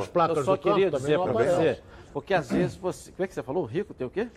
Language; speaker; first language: Portuguese; native; Portuguese